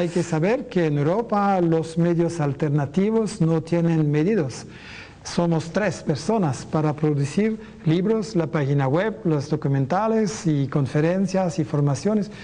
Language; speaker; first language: Spanish; non-native, fluent; French